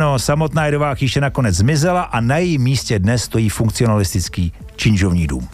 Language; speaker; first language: Czech; native; Czech